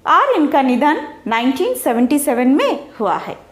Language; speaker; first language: Hindi; non-native, local second language; Telugu